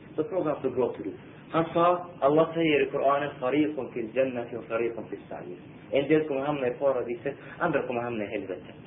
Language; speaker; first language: Swedish; non-native, fluent; Arabic